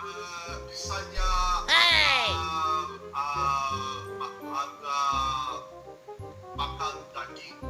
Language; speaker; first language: Indonesian; non-native, learner; English